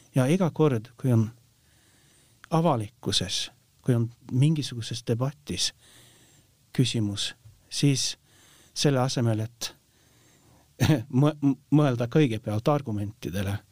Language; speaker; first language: Estonian; non-native, fluent; Norwegian